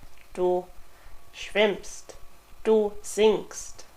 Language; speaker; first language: German; non-native, fluent; English